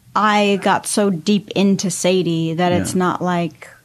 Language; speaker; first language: English; native; English